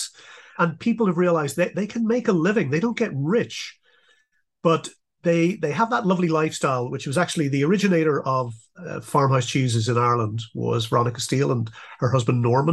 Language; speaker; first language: English; native; English